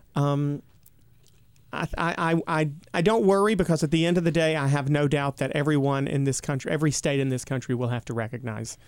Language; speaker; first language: English; native; English